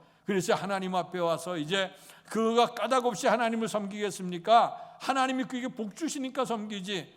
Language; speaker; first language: Korean; native; Korean